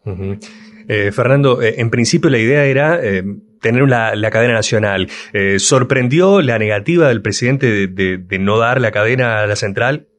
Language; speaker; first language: Spanish; native; Spanish